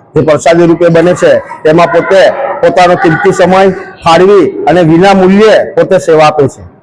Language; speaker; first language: Gujarati; native; Gujarati